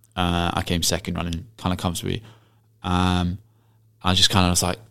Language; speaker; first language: English; native; English